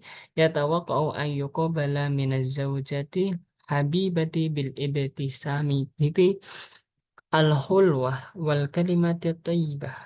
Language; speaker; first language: Arabic; non-native, learner; Indonesian